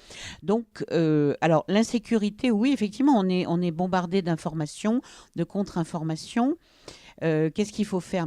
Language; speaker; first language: French; native; French